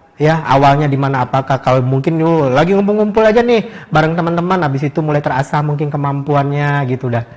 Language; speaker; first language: Indonesian; native; Indonesian